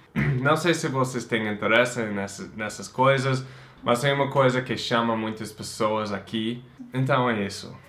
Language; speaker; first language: Portuguese; non-native, fluent; English